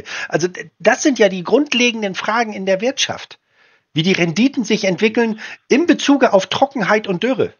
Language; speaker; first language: German; native; German